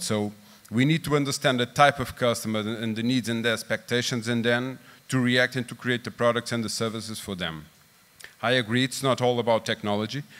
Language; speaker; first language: English; non-native, fluent; Portuguese